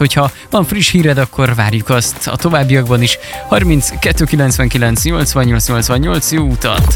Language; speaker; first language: Hungarian; native; Hungarian